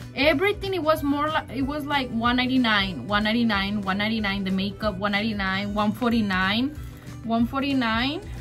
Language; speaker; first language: English; early bilingual, other home language; Spanish